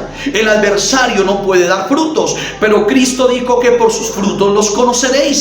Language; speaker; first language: Spanish; native; Spanish